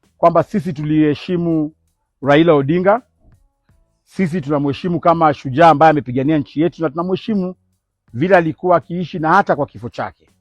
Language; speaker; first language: Swahili; non-native, local second language; Luyia